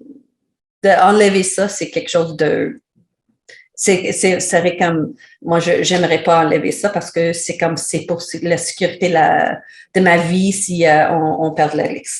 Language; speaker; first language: French; non-native, learner; English